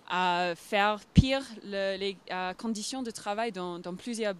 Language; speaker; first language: French; non-native, fluent; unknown